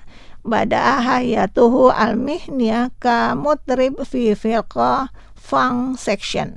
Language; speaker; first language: Arabic; non-native, fluent; Indonesian